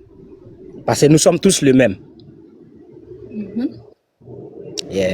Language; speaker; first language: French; non-native, learner; Haitian Creole